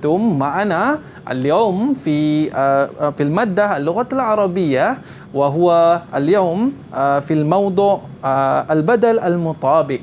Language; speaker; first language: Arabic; non-native, learner; Malay